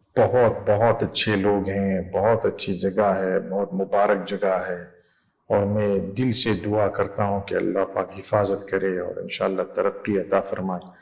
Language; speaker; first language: Urdu; non-native, fluent; English